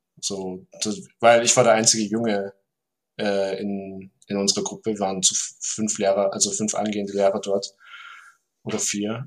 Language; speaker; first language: German; early bilingual, other home language; Turkish